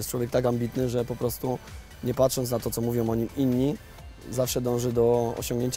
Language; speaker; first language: Polish; native; Polish